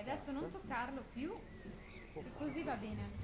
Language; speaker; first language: Italian; native; Italian